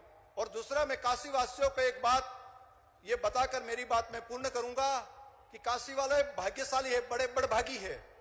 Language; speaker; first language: Hindi; non-native, local second language; Gujarati